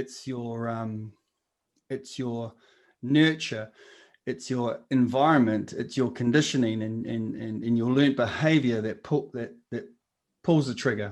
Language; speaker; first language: English; native; English